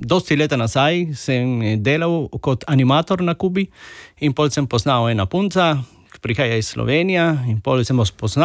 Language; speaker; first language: Slovenian; non-native, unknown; Spanish